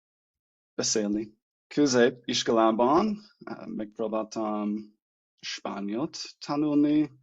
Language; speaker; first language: Hungarian; non-native, learner; English